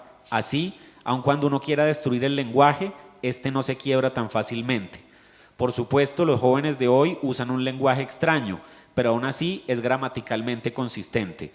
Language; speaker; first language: Spanish; native; Spanish